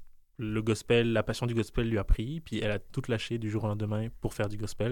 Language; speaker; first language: French; native; French